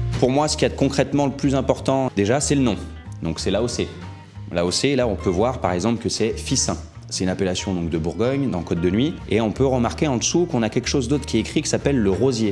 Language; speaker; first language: French; native; French